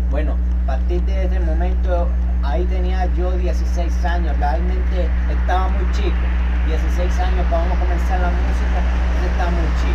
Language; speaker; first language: Spanish; native; Spanish